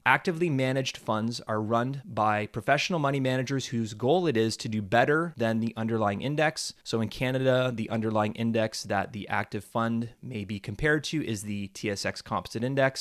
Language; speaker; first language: English; native; English